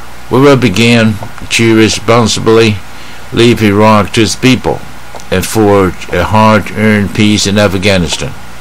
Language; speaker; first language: English; non-native, fluent; Chinese